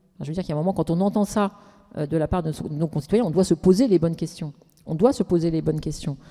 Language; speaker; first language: French; native; French